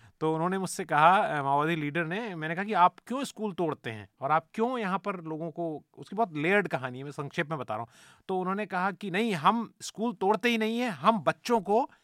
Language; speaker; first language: Hindi; native; Hindi